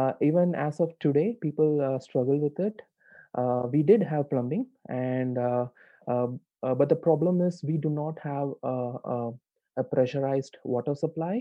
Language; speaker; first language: English; non-native, local second language; Tamil